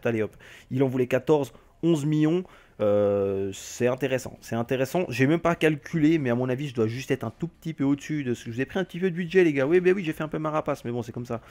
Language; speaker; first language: French; native; French